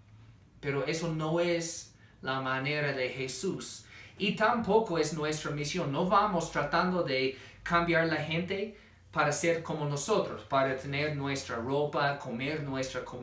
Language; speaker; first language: Spanish; non-native, fluent; English